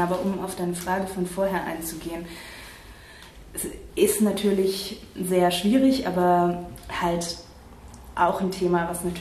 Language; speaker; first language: German; native; German